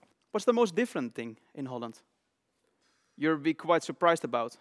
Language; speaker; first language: English; non-native, fluent; Dutch